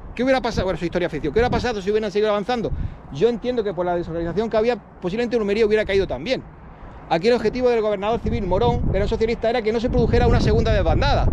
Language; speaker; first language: Spanish; native; Spanish